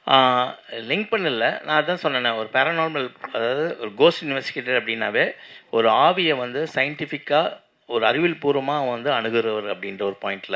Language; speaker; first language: Tamil; native; Tamil